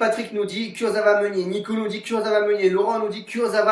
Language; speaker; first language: French; native; French